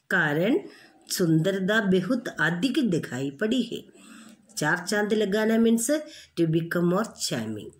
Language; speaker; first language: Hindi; non-native, local second language; Malayalam